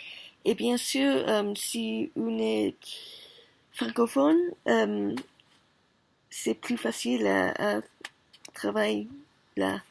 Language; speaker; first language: French; non-native, learner; Korean